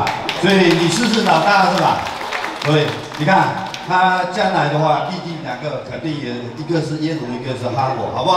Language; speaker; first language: Chinese; native; Chinese